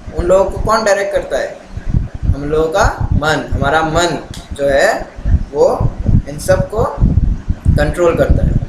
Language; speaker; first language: Hindi; non-native, local second language; Bangla